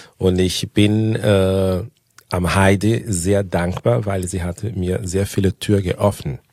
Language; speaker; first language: German; non-native, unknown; Portuguese